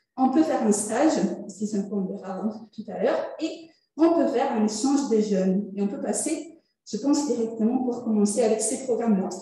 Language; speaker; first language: French; non-native, fluent; Italian